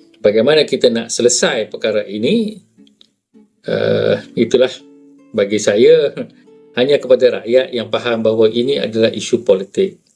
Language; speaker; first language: Malay; native; Malay